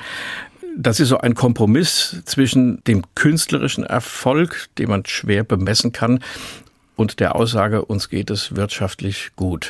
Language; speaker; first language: German; native; German